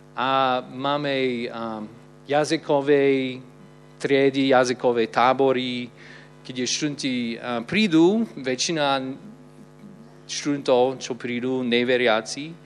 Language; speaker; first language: Slovak; non-native, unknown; English